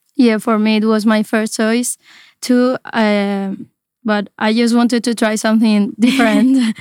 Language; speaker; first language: English; non-native, fluent; Spanish